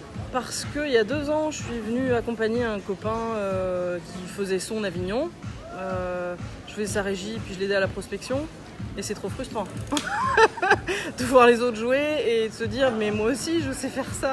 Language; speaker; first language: French; native; French